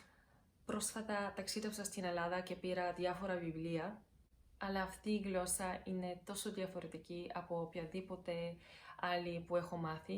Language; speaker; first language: Greek; non-native, learner; Bulgarian